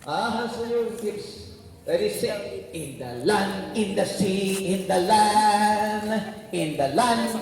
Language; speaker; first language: English; non-native, fluent; Filipino